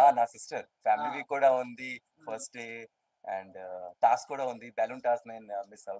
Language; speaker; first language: Telugu; non-native, learner; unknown